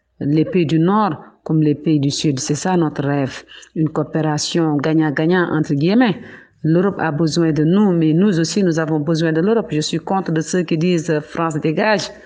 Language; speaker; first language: French; non-native, local second language; Wolof